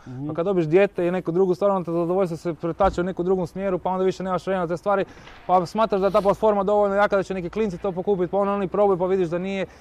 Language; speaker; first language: Croatian; native; Croatian